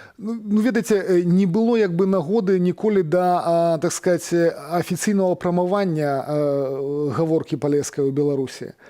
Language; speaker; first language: Belarusian; native; Belarusian